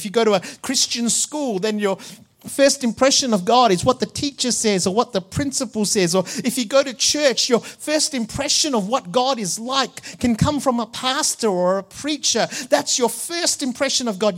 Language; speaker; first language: English; early bilingual, other home language; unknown